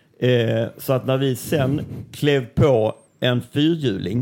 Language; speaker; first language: Swedish; native; Swedish